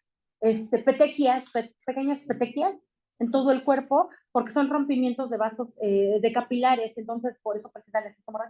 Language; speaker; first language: Spanish; native; Spanish